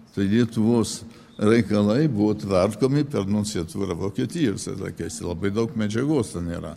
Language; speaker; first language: Lithuanian; early bilingual, heritage; Lithuanian